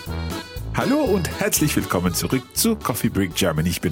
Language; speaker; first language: German; non-native, learner; English